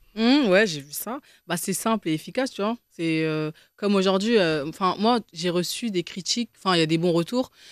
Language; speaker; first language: French; native; French